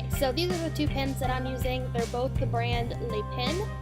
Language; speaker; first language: English; native; English